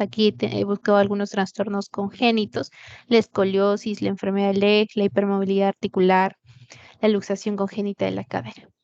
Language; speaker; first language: Spanish; native; Spanish